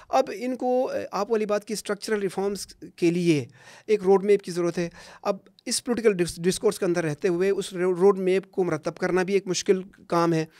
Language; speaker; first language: Urdu; non-native, local second language; Punjabi